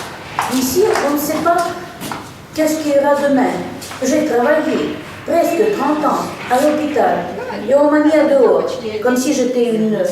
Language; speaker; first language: French; early bilingual, heritage; Russian